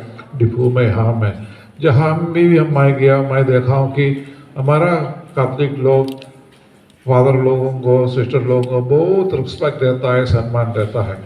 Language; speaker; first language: Hindi; non-native, local second language; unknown